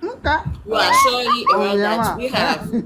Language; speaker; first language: English; non-native, learner; French